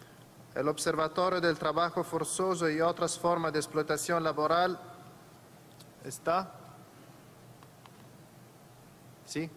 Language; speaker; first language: Spanish; non-native, fluent; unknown